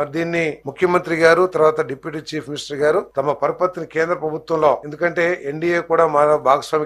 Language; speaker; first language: Telugu; native; Telugu